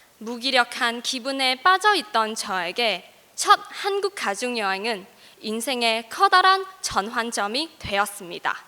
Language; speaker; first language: Korean; non-native, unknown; Cantonese